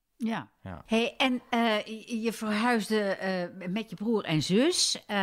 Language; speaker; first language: Dutch; native; Dutch